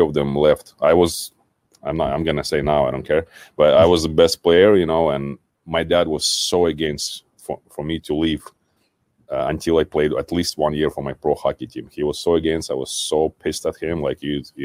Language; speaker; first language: English; non-native, fluent; Kazakh